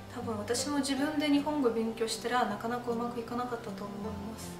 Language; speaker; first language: Japanese; non-native, fluent; Russian